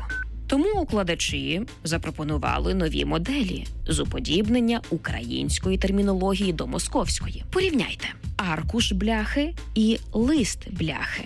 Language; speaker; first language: Ukrainian; native; Ukrainian